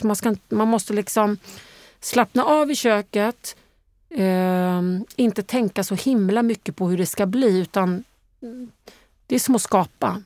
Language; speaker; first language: Swedish; native; Swedish